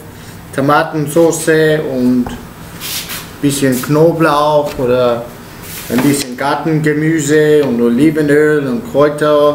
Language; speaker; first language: German; non-native, learner; Italian